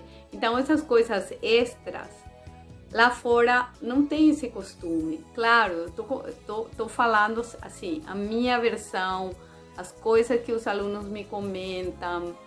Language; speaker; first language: Portuguese; non-native, fluent; Spanish